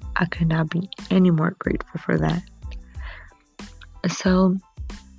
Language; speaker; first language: English; native; English